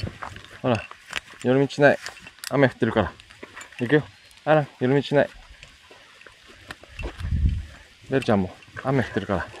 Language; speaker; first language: Japanese; native; Japanese